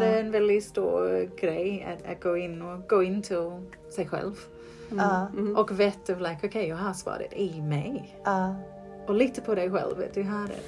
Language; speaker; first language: Swedish; non-native, fluent; English